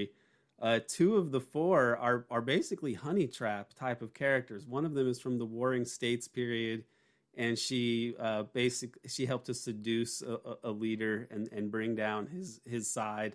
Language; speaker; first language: English; native; English